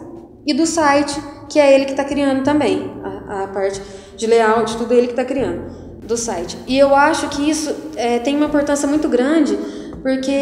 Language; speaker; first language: Portuguese; native; Portuguese